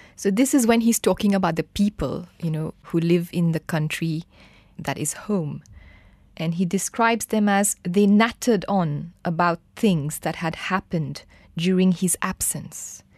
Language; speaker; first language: English; non-native, fluent; Morisyen